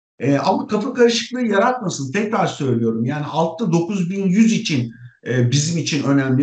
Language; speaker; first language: Turkish; native; Turkish